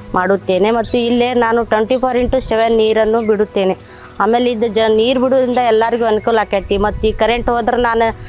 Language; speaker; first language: Kannada; non-native, local second language; Lambadi